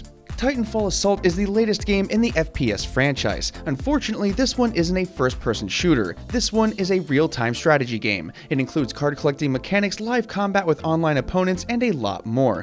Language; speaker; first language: English; native; English